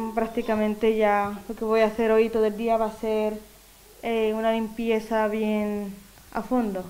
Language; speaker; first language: Spanish; native; Spanish